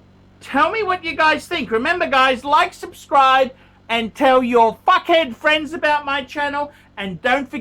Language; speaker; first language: English; native; English